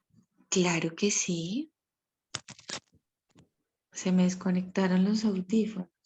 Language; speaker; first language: Spanish; native; Spanish